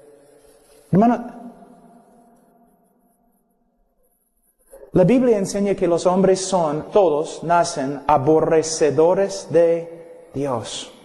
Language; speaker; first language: Spanish; non-native, fluent; English